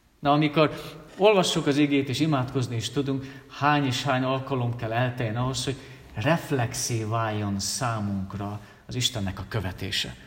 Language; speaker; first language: Hungarian; native; Hungarian